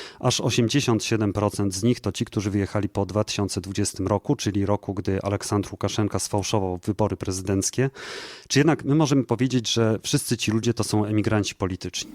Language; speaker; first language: Polish; native; Polish